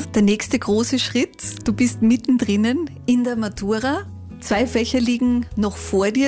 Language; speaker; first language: German; native; German